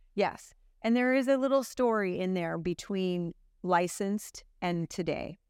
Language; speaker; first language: English; native; English